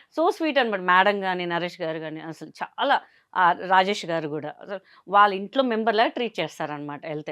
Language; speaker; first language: Telugu; non-native, local second language; Hindi